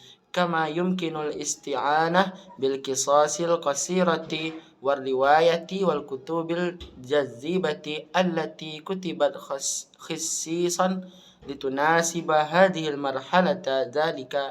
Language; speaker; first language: Arabic; non-native, learner; Indonesian